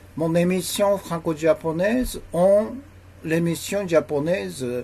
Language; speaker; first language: French; non-native, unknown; Japanese